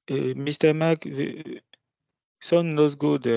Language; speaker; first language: English; non-native, learner; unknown